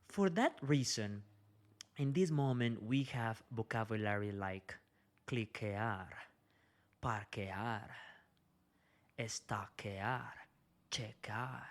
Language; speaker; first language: English; non-native, fluent; Spanish